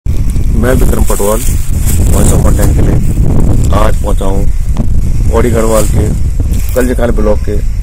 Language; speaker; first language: Hindi; native; Hindi